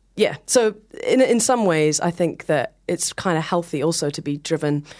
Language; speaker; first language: English; native; English